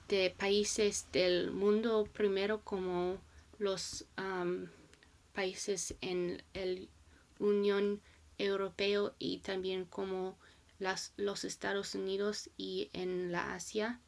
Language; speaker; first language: Spanish; non-native, learner; English